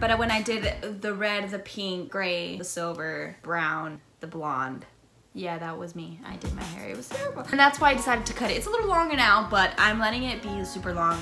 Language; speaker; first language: English; early bilingual, other home language; Spanish